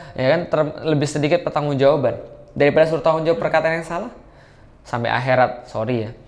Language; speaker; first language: Indonesian; native; Indonesian